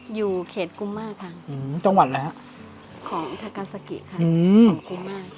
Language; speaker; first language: Thai; native; Thai